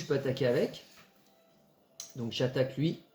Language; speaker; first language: French; native; French